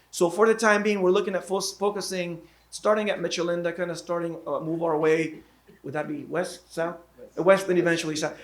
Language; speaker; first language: English; native; English